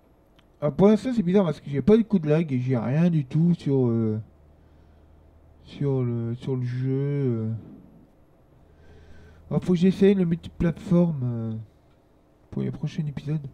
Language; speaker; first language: French; native; French